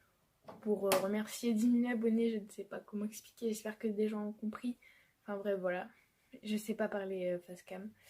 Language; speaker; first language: French; native; French